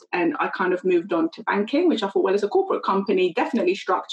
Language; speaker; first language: English; native; English